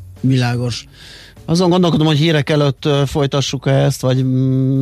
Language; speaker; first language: Hungarian; native; Hungarian